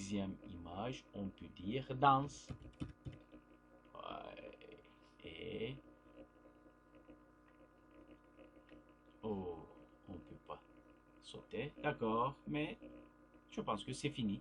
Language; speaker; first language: French; non-native, fluent; Turkish